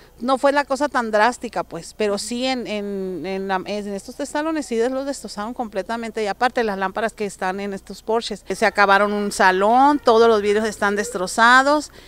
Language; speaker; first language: Spanish; native; Spanish